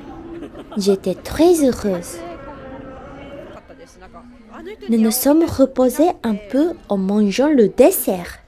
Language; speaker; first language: French; non-native, fluent; Japanese